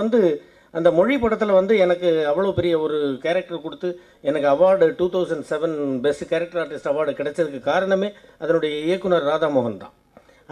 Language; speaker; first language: Tamil; native; Tamil